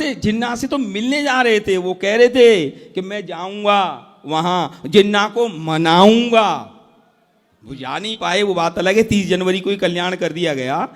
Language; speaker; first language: Hindi; native; Hindi